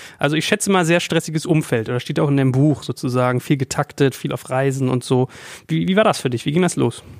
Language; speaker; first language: German; native; German